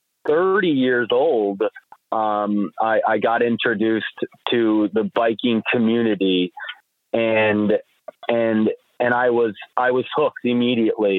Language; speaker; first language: English; native; English